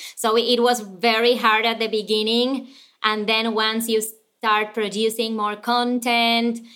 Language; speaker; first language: English; non-native, fluent; Spanish